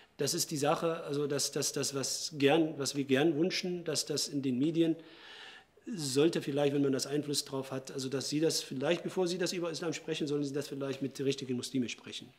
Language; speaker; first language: German; non-native, fluent; Arabic